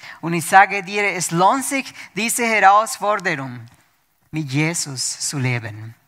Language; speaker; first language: German; non-native, fluent; Spanish